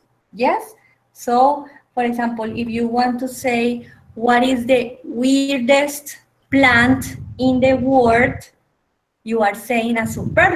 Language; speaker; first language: English; non-native, fluent; Spanish